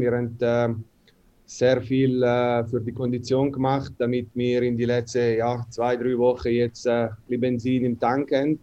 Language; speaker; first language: German; non-native, local second language; Italian